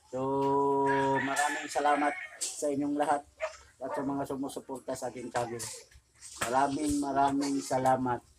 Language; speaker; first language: Filipino; native; Filipino